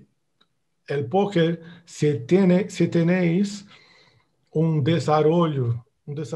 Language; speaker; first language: Spanish; non-native, fluent; Portuguese